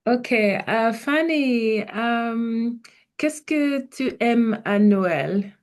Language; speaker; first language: French; non-native, learner; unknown